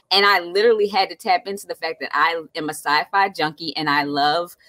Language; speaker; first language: English; native; English